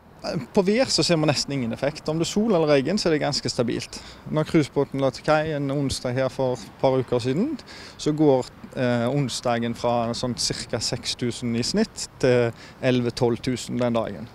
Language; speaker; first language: Norwegian; native; Norwegian